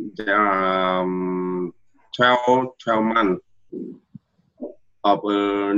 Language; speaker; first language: English; non-native, learner; Vietnamese